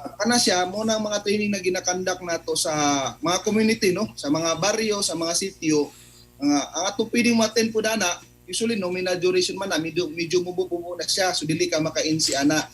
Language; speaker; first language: Cebuano; non-native, local second language; Maranao